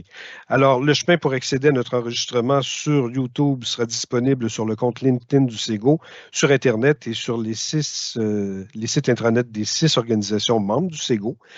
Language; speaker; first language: French; native; French